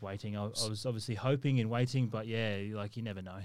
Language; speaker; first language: English; native; English